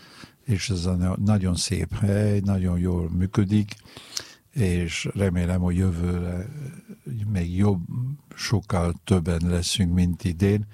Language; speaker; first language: Hungarian; non-native, fluent; French